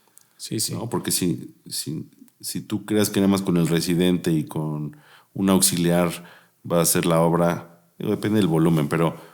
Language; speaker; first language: Spanish; native; Spanish